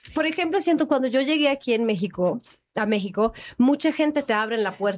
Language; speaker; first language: Spanish; non-native, fluent; Swedish